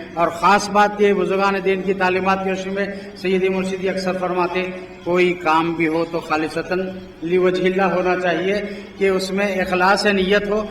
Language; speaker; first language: Urdu; native; Urdu